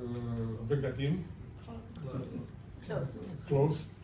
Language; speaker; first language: English; non-native, learner; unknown